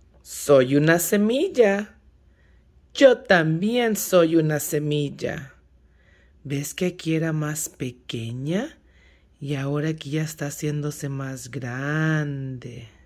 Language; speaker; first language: Spanish; early bilingual, heritage; Spanish